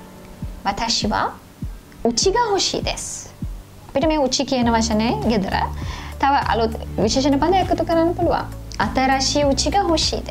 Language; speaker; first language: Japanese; non-native, fluent; Sinhala